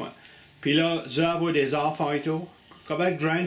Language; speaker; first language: French; native; French